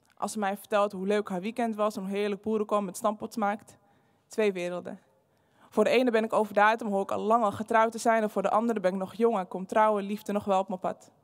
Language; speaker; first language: Dutch; early bilingual, other home language; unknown